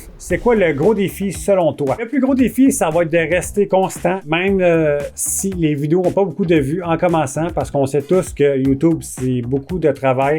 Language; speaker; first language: French; native; French